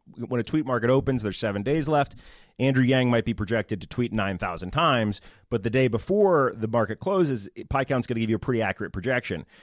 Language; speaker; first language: English; native; English